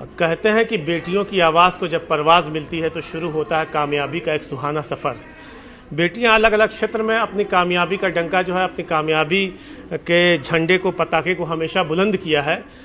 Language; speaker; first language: Hindi; native; Hindi